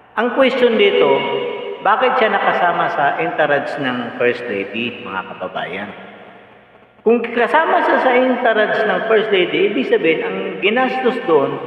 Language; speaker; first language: Filipino; native; Filipino